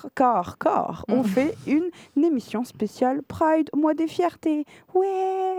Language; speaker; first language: French; native; French